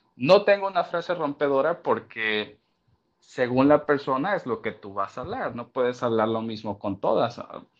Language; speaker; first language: Spanish; native; Spanish